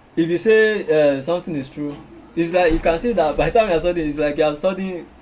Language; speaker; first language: English; non-native, local second language; Yoruba